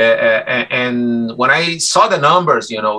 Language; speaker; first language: English; non-native, fluent; Portuguese